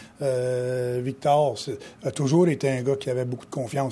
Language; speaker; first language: French; native; French